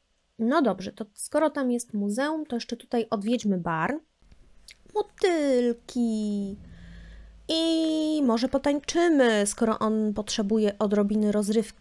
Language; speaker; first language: Polish; native; Polish